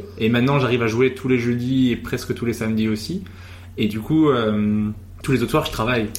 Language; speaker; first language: French; native; French